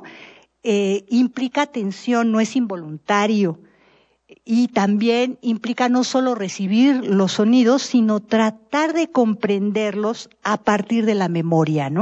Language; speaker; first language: Spanish; native; Spanish